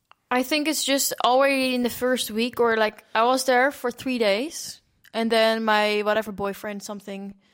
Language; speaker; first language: English; non-native, fluent; Dutch